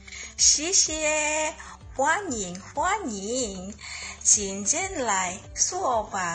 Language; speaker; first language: Chinese; non-native, learner; Malay